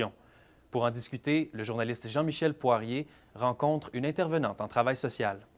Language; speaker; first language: French; native; French